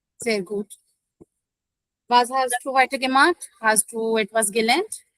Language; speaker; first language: German; non-native, fluent; Hindi